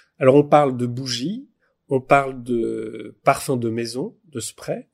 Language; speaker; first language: French; native; French